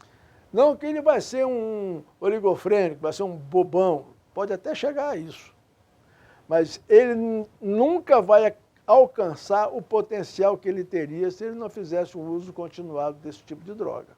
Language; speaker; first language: Portuguese; native; Portuguese